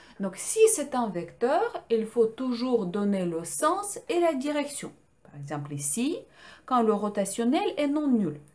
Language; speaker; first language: French; non-native, fluent; Ukrainian